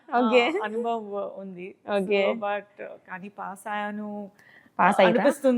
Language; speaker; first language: Telugu; non-native, learner; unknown